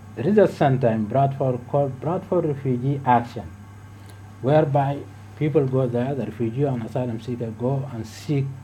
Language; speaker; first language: English; non-native, fluent; Arabic